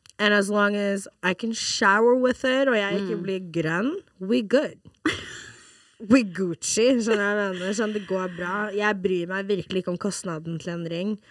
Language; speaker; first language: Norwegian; non-native, fluent; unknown